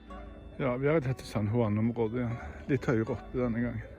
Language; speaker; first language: Norwegian; native; Norwegian